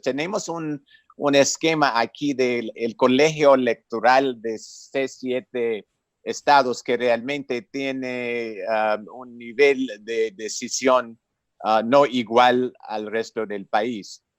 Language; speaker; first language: Spanish; non-native, fluent; English